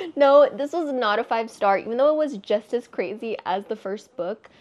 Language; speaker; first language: English; native; English